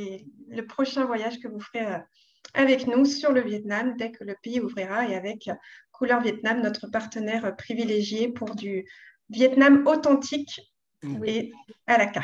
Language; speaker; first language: French; native; French